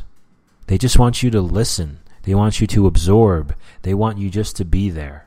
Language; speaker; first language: English; native; English